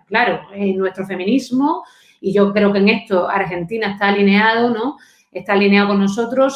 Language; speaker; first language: Spanish; native; Spanish